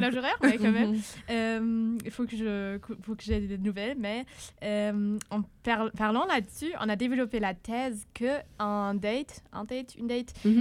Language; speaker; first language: French; non-native, fluent; German